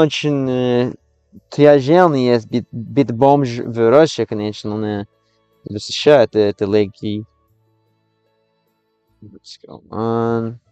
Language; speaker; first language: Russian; non-native, learner; English